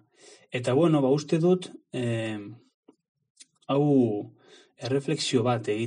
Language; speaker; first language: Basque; non-native, learner; Spanish